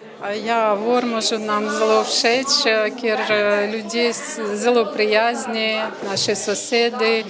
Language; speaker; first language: Slovenian; non-native, learner; Ukrainian